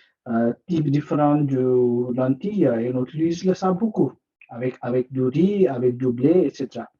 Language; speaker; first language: French; non-native, learner; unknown